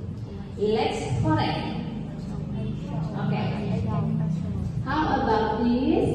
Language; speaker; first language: English; non-native, learner; Indonesian